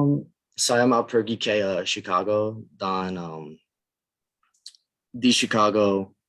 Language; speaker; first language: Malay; non-native, learner; English